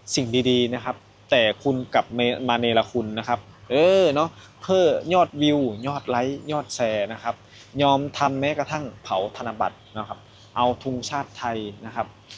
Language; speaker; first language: Thai; native; Thai